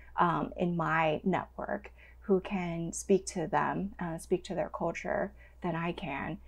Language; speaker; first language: English; non-native, local second language; Cantonese